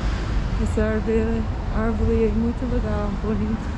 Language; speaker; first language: Portuguese; non-native, fluent; English